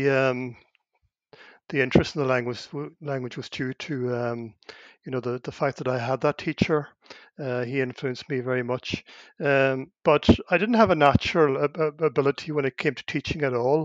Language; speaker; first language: English; non-native, local second language; Irish